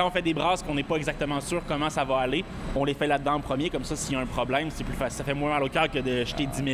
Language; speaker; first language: French; native; French